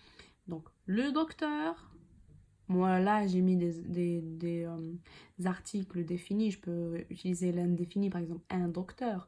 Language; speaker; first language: French; non-native, local second language; Arabic